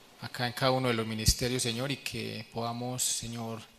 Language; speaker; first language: Spanish; native; Spanish